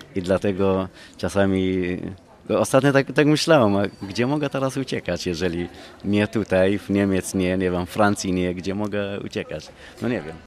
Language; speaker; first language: Polish; non-native, fluent; Kurdish